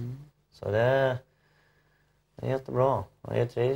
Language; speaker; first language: Swedish; non-native, fluent; English